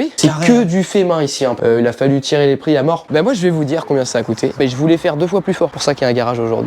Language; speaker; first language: French; native; French